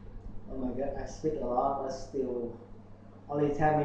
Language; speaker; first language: English; non-native, learner; Vietnamese